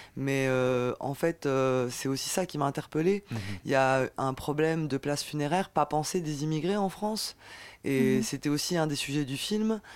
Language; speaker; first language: French; native; French